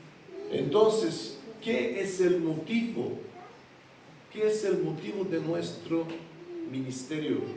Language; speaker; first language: Spanish; non-native, fluent; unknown